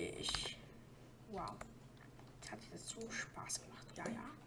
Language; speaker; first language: German; native; German